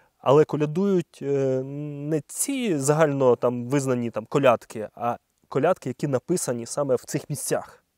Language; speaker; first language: Ukrainian; native; Ukrainian